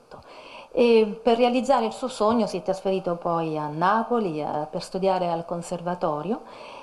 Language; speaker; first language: Italian; native; Italian